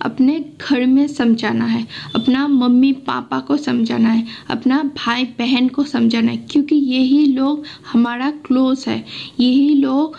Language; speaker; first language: Hindi; non-native, local second language; Assamese